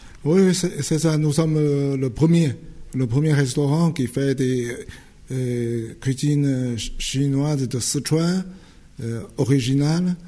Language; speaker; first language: French; non-native, fluent; Chinese